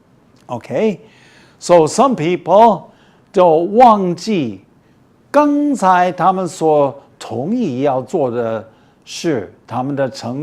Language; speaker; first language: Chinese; non-native, fluent; English